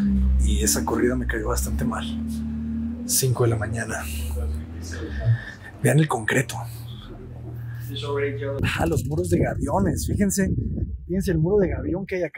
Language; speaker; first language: Spanish; native; Spanish